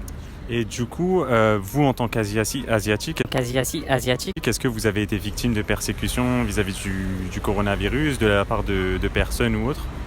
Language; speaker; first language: French; native; French